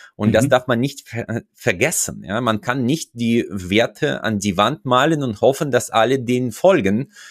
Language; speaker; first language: German; non-native, fluent; Russian